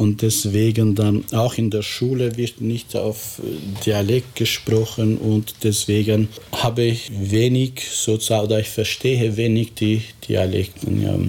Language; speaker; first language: German; non-native, fluent; Albanian